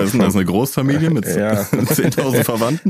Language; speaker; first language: German; native; German